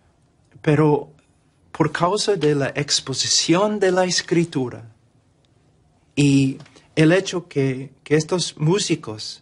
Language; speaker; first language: Spanish; non-native, fluent; English